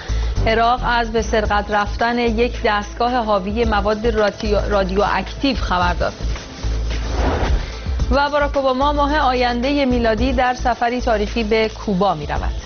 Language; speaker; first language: Persian; native; Persian